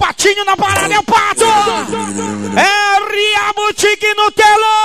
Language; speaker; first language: Portuguese; native; Portuguese